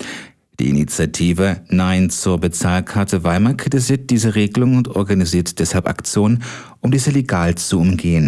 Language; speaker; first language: German; native; German